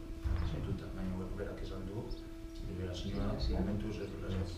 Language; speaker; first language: Basque; native; Basque